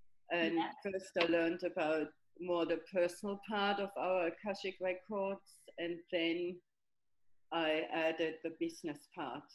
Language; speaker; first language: English; non-native, fluent; German